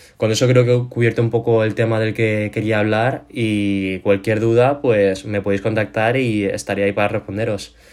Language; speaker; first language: Spanish; early bilingual, other home language; Chinese